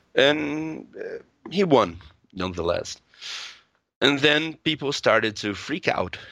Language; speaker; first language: English; non-native, fluent; Portuguese